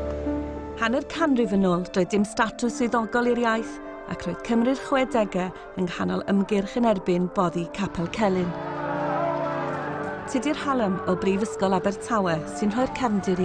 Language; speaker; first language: Welsh; native; Welsh